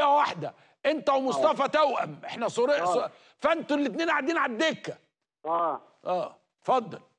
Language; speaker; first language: Arabic; native; Arabic